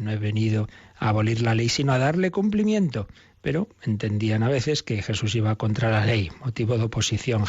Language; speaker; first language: Spanish; native; Spanish